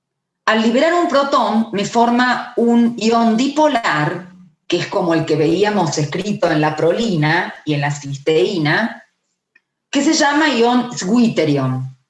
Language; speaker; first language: Spanish; native; Spanish